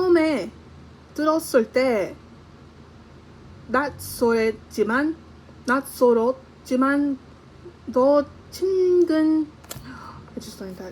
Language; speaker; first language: Korean; non-native, learner; English